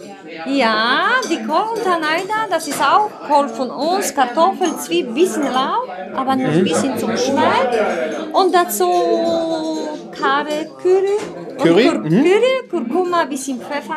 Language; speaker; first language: German; non-native, learner; Polish